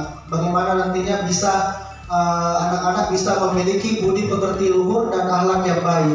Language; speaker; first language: Indonesian; native; Indonesian